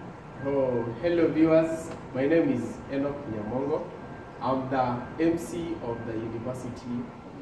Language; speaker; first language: English; non-native, local second language; Swahili